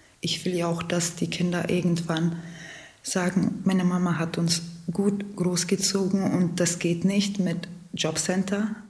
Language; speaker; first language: German; native; German